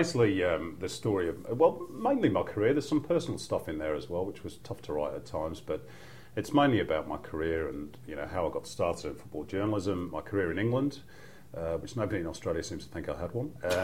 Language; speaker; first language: English; native; English